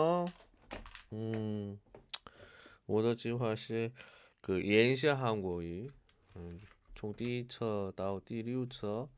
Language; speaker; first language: Chinese; non-native, learner; Korean